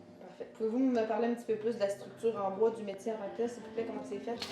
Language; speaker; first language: French; native; French